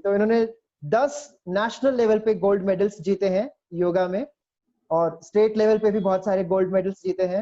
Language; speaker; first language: Hindi; native; Hindi